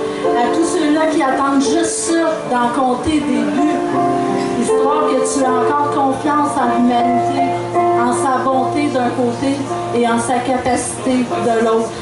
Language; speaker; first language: French; native; French